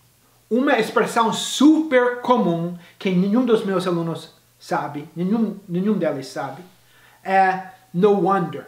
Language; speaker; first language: Portuguese; non-native, fluent; English